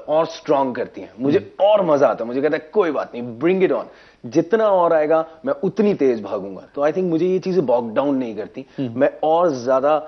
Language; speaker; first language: Hindi; native; Hindi